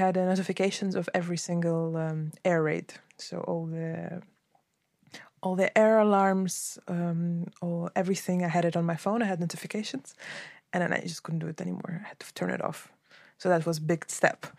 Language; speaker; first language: English; non-native, fluent; Ukrainian